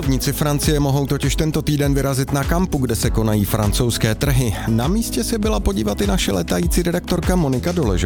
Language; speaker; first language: Czech; native; Czech